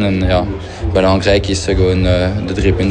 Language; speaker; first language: Dutch; non-native, fluent; French